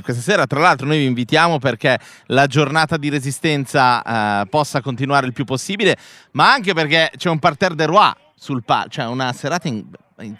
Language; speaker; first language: Italian; native; Italian